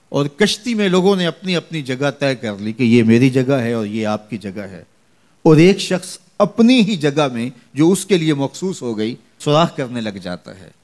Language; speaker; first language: Urdu; non-native, local second language; Punjabi